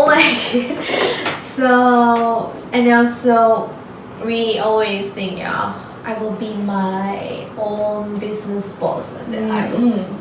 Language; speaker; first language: English; non-native, learner; Turkish